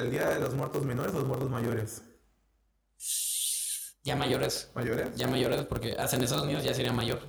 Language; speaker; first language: Spanish; native; Spanish